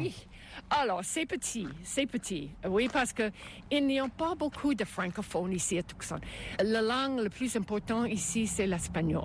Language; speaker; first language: French; non-native, local second language; English